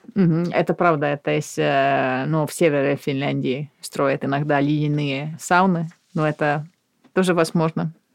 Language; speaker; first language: Russian; non-native, fluent; Finnish